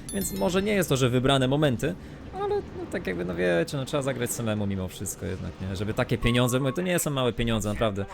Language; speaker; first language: Polish; native; Polish